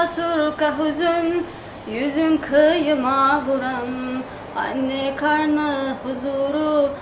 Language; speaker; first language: Turkish; non-native, fluent; Turkmen